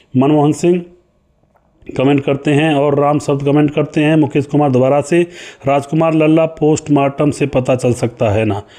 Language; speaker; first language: Hindi; native; Hindi